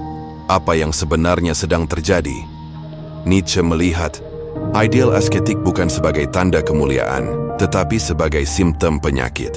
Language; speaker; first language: Indonesian; native; Indonesian